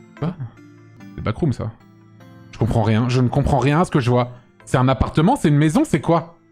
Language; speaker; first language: French; native; French